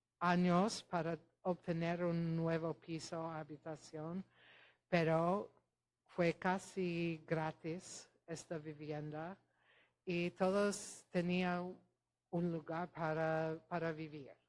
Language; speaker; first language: Spanish; non-native, fluent; Polish